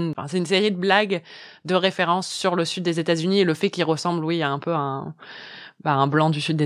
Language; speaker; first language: French; native; French